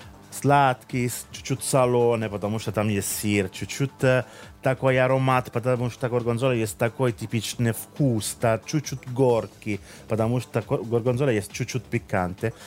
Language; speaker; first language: Russian; non-native, learner; Italian